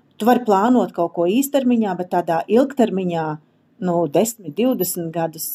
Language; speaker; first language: Latvian; native; Latvian